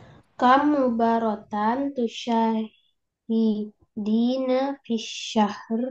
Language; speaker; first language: Arabic; non-native, learner; Indonesian